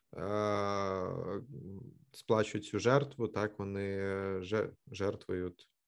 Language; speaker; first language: Ukrainian; native; Ukrainian